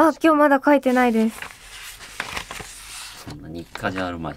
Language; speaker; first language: Japanese; native; Japanese